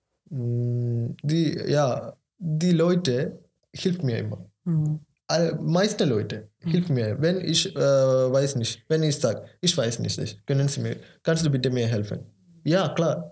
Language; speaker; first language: German; non-native, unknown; Malayalam